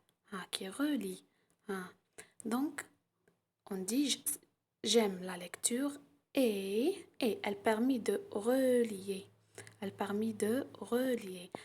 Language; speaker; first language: French; non-native, local second language; Arabic